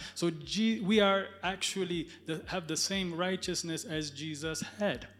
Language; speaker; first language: English; early bilingual, other home language; Amharic